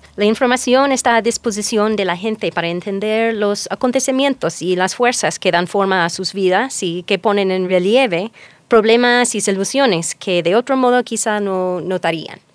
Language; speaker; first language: Spanish; non-native, fluent; English